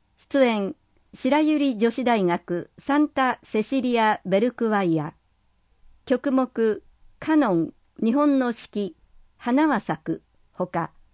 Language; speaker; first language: Japanese; native; Japanese